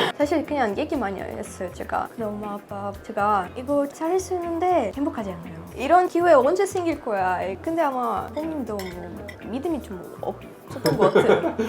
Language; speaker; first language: Korean; non-native, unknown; Russian